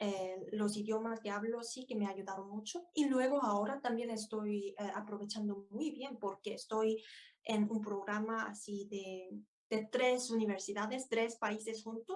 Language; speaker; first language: Spanish; non-native, fluent; Korean